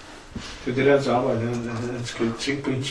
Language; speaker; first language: Danish; native; Danish